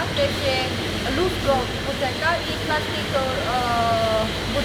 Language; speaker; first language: Polish; non-native, learner; Korean